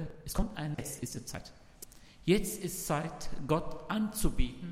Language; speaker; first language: German; non-native, learner; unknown